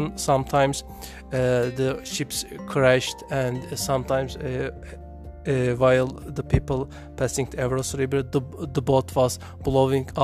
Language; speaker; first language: English; non-native, learner; Turkish